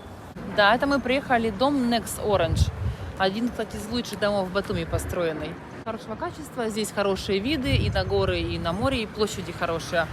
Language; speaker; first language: Russian; native; Russian